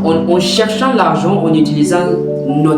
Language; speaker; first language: French; non-native, learner; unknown